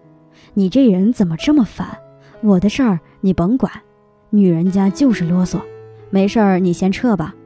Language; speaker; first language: Chinese; native; Chinese